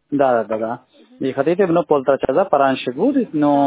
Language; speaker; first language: Russian; non-native, learner; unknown